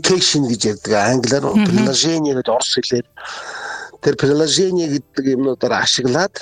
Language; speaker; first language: Mongolian; native; Mongolian